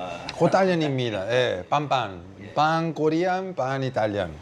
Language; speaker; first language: Korean; early bilingual, heritage; Italian